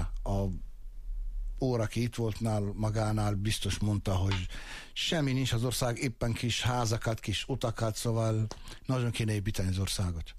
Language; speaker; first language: Hungarian; non-native, fluent; Arabic